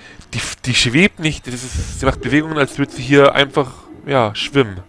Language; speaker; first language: German; native; German